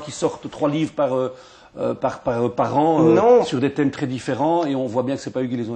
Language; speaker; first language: French; native; French